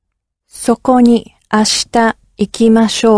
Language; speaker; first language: Japanese; non-native, learner; English